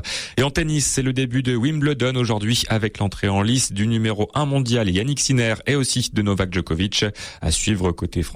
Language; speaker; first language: French; native; French